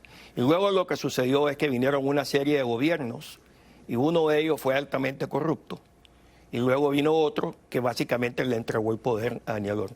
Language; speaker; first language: Spanish; native; Spanish